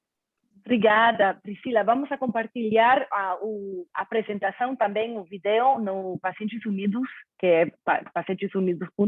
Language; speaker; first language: Portuguese; non-native, fluent; Spanish